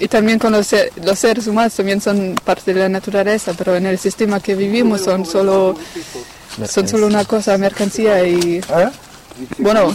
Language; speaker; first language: Spanish; non-native, fluent; French